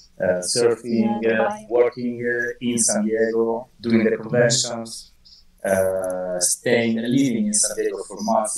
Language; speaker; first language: English; non-native, fluent; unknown